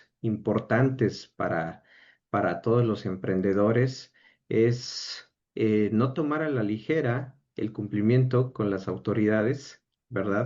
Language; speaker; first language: Spanish; native; Spanish